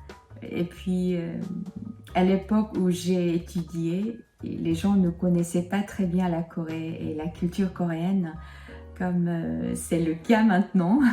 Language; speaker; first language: French; non-native, fluent; Korean